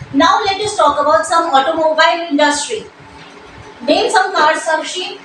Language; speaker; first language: English; non-native, local second language; Hindi